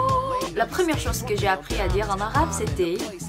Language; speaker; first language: French; non-native, fluent; Korean